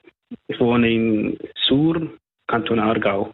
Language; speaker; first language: German; non-native, fluent; Persian